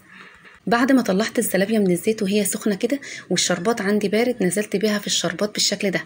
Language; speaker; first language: Arabic; native; Arabic